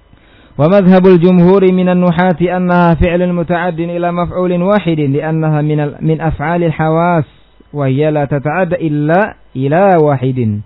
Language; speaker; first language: Arabic; non-native, fluent; Indonesian